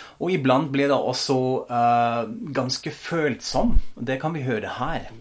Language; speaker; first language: Norwegian; non-native, fluent; German